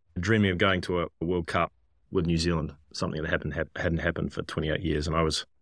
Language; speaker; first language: English; native; English